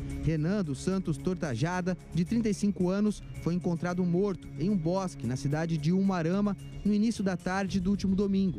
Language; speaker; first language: Portuguese; native; Portuguese